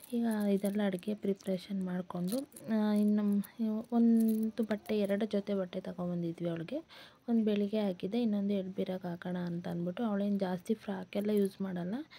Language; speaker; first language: Kannada; native; Kannada